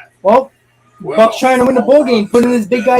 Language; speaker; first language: English; native; English